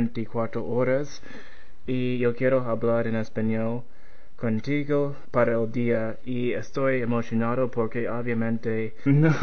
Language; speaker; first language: Spanish; non-native, learner; English